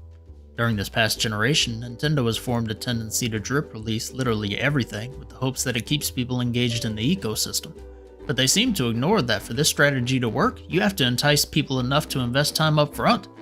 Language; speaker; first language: English; native; English